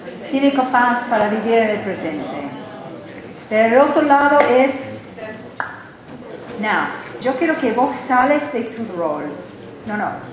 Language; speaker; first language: Spanish; non-native, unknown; English